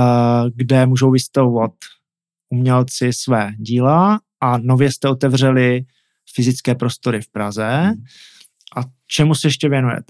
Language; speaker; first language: Czech; native; Czech